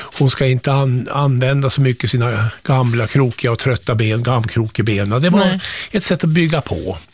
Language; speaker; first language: Swedish; native; Swedish